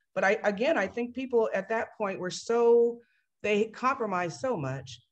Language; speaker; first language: English; native; English